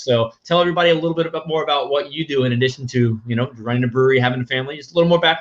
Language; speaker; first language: English; native; English